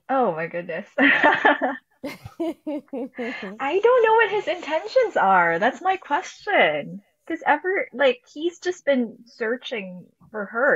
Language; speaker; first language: English; non-native, local second language; Filipino